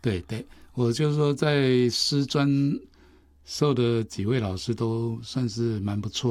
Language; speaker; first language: Chinese; native; Chinese